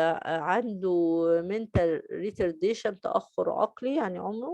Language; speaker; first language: Arabic; native; Arabic